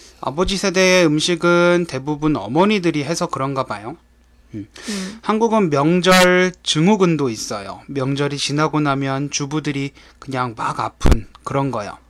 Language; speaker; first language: Korean; native; Korean